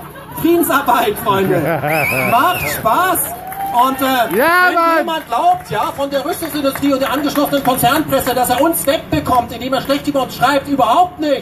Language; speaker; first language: German; native; German